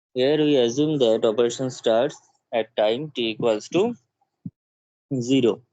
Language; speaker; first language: English; non-native, local second language; Bangla